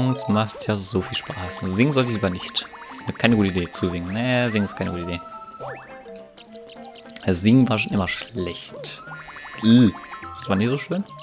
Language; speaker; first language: German; native; German